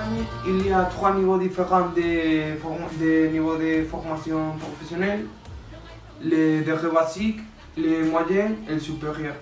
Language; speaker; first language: French; non-native, learner; Spanish